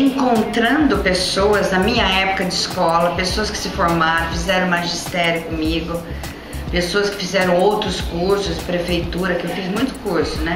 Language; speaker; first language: Portuguese; native; Portuguese